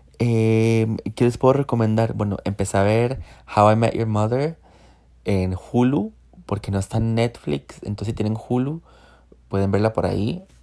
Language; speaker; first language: Spanish; native; Spanish